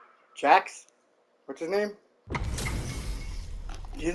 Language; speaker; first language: English; native; English